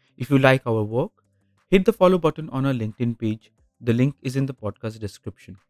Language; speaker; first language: English; non-native, local second language; Bangla